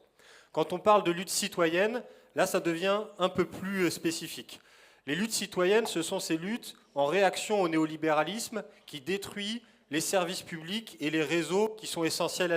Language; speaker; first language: French; native; French